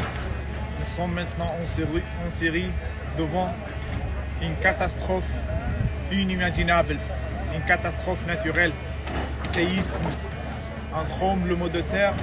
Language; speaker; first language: French; non-native, fluent; Arabic